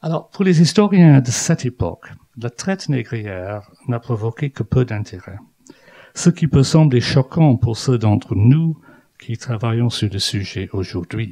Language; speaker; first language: French; non-native, fluent; English